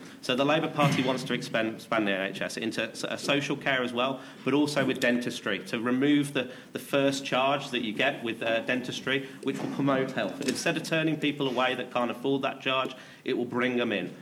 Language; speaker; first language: English; native; English